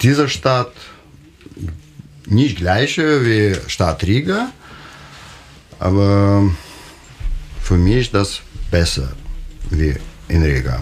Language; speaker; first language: German; non-native, learner; Russian